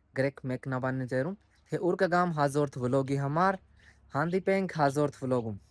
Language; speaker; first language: Armenian; non-native, learner; Hindi